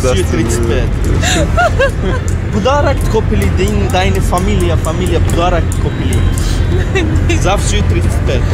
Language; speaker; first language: Russian; non-native, learner; Turkish